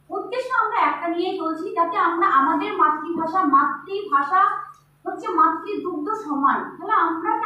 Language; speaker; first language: Bangla; non-native, local second language; Santali